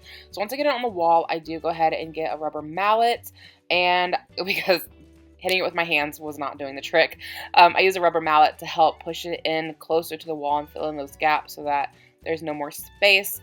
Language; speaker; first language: English; native; English